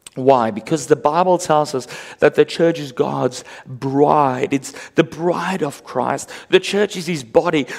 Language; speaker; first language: English; non-native, local second language; Afrikaans